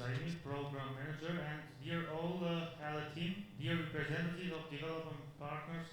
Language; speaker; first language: English; non-native, fluent; Albanian